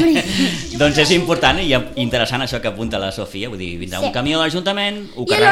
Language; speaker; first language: Catalan; native; Catalan